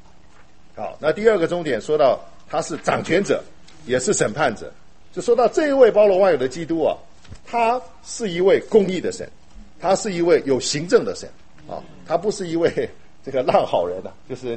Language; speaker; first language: Chinese; native; Chinese